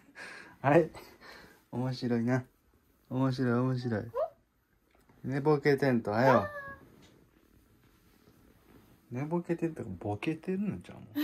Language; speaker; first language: Japanese; native; Japanese